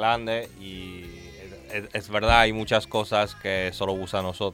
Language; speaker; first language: Spanish; non-native, learner; Chinese